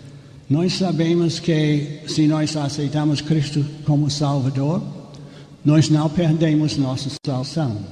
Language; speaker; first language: Portuguese; non-native, fluent; English